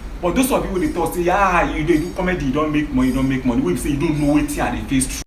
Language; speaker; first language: Nigerian Pidgin; non-native, local second language; Yoruba